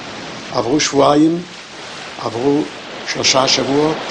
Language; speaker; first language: Hebrew; non-native, fluent; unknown